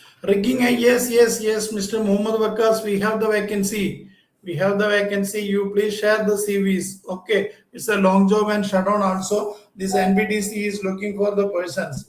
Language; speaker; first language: English; non-native, local second language; Malayalam